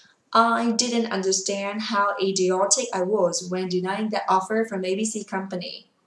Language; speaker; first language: English; non-native, fluent; Vietnamese